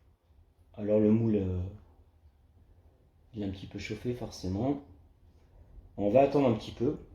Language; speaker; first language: French; native; French